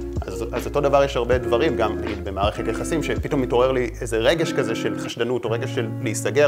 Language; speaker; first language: Hebrew; native; Hebrew